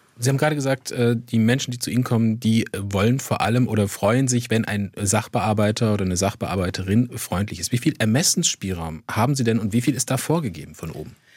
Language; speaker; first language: German; native; German